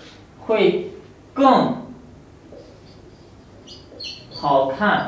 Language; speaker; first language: Chinese; non-native, fluent; Urdu